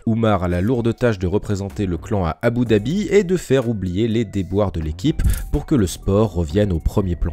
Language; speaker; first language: French; native; French